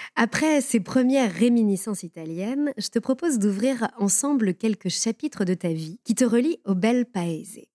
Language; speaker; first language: French; native; French